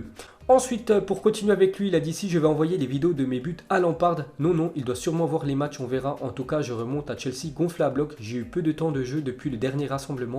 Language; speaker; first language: French; native; French